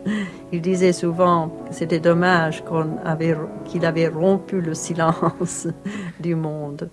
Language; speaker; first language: French; non-native, fluent; Italian